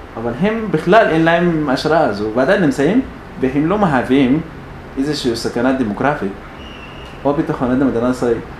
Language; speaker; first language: Hebrew; non-native, fluent; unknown